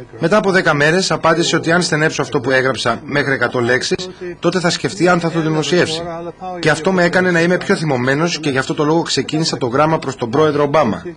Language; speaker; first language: Greek; non-native, fluent; English